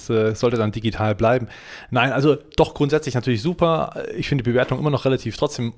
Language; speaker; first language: German; native; German